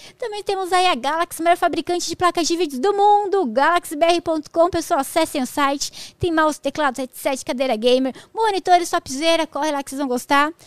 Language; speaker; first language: Portuguese; native; Portuguese